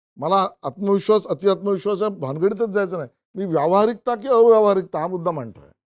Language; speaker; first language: Marathi; native; Marathi